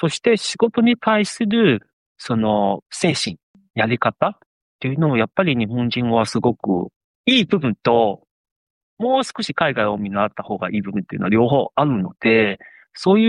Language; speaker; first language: Japanese; non-native, fluent; Chinese